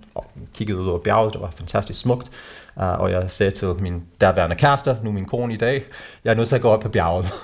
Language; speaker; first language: Danish; non-native, fluent; English